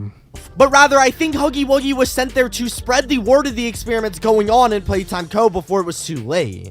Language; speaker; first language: English; native; English